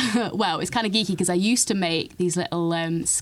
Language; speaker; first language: English; native; English